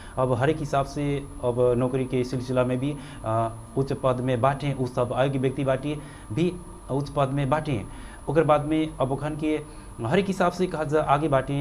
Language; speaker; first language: Bhojpuri; non-native, local second language; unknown